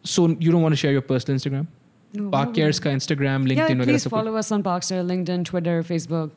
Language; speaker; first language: English; non-native, local second language; Sindhi